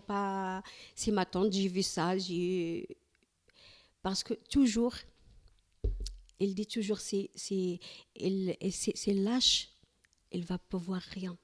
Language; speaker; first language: French; non-native, learner; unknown